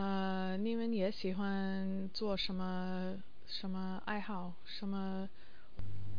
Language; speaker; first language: Chinese; non-native, learner; English